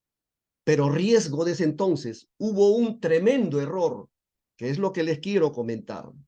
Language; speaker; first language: Spanish; native; Spanish